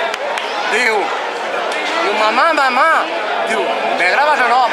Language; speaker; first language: Spanish; native; Spanish